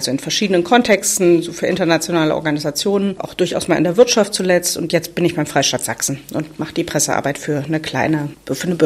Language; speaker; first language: German; native; German